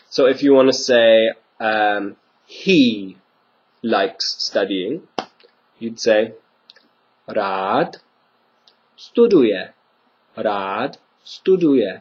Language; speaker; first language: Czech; non-native, fluent; English